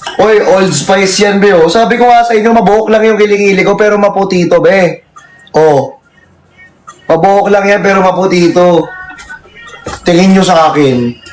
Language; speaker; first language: Filipino; native; Filipino